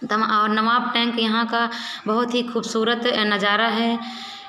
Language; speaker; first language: Hindi; native; Hindi